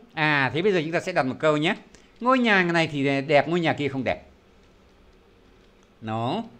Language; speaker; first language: Vietnamese; native; Vietnamese